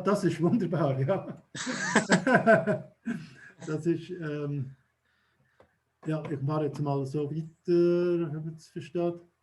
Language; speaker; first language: German; native; German